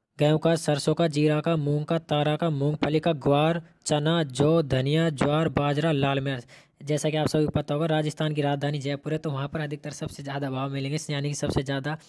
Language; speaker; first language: Hindi; native; Hindi